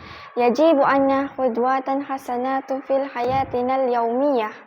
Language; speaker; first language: Arabic; non-native, learner; Malay